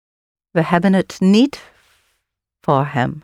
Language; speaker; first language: Dutch; non-native, learner; English